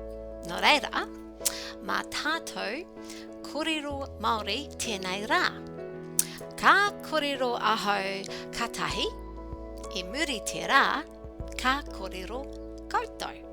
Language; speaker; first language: Māori; non-native, local second language; English